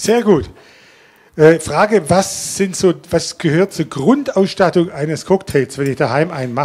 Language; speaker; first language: German; native; German